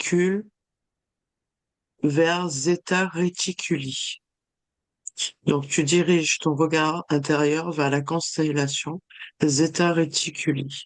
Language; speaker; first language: French; native; French